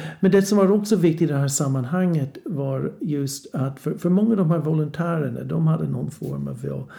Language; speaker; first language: Swedish; non-native, fluent; English